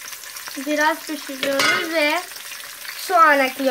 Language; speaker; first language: Turkish; non-native, learner; Urdu